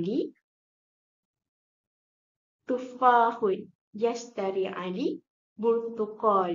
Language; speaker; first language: Arabic; non-native, learner; Malay